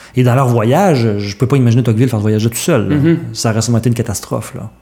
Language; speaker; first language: French; native; French